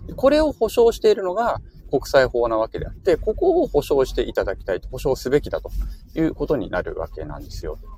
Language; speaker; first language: Japanese; native; Japanese